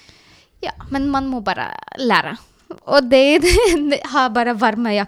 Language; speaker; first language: Norwegian; non-native, learner; Arabic